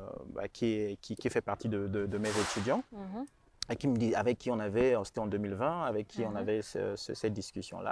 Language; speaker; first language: French; non-native, local second language; Rundi